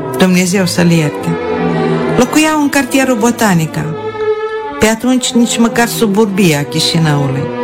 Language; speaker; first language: Romanian; non-native, local second language; Russian